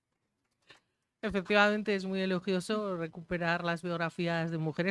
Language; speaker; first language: Spanish; native; Spanish